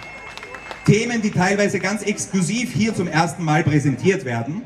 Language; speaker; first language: German; native; German